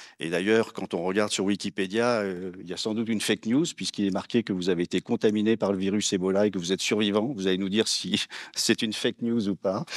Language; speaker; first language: French; native; French